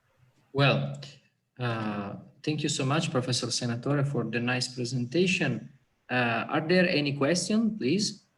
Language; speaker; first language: English; non-native, fluent; Italian